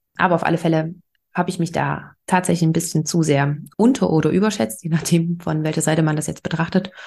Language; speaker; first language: German; native; German